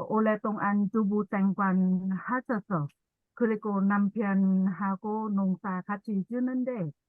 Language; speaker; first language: Korean; non-native, learner; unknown